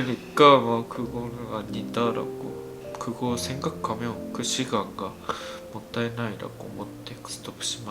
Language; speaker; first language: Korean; non-native, learner; Japanese